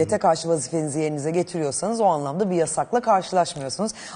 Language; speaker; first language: Turkish; native; Turkish